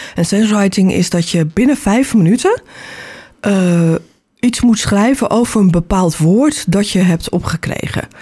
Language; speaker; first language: Dutch; native; Dutch